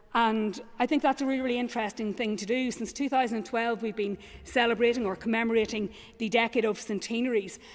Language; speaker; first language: English; native; English